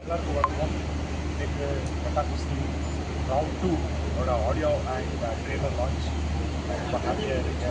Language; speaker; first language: Tamil; non-native, local second language; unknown